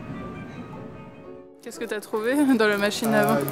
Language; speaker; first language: French; native; French